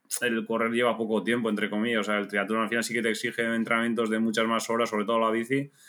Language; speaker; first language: Spanish; native; Spanish